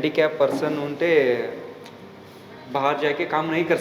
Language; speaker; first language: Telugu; non-native, local second language; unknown